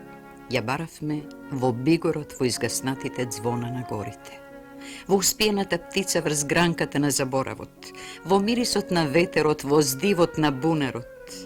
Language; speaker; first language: Macedonian; native; Macedonian